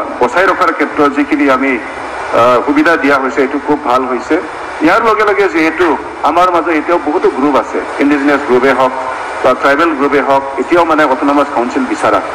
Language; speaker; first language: Assamese; non-native, local second language; Bodo